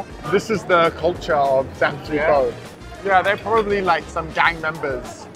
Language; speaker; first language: English; native; English